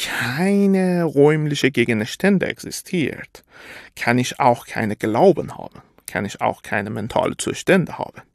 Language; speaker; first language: German; non-native, fluent; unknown